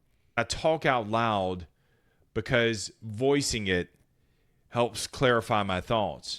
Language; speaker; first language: English; native; English